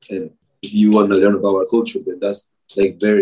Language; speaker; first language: English; non-native, fluent; Spanish